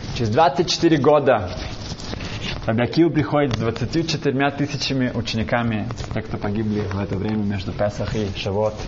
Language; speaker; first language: Russian; early bilingual, heritage; Russian